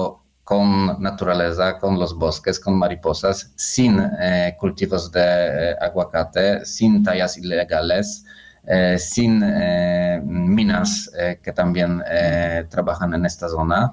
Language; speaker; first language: Spanish; non-native, learner; Polish